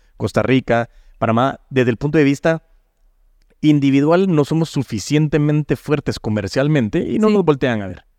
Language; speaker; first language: Spanish; native; Spanish